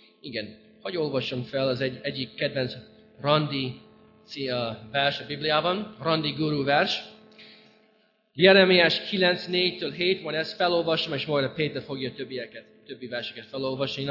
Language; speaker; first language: Hungarian; non-native, fluent; English